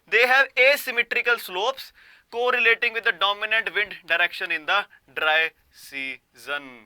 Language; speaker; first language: English; non-native, local second language; Punjabi